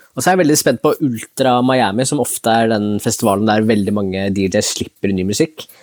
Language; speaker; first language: Norwegian; early bilingual, other home language; Spanish